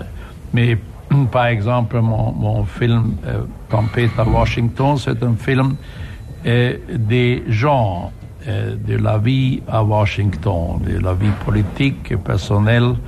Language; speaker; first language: French; non-native, fluent; German